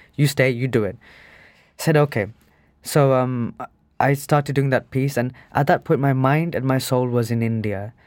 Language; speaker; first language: English; native; English